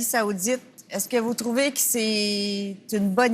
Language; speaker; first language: French; native; French